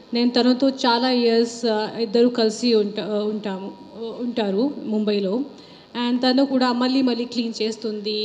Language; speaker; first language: Telugu; non-native, local second language; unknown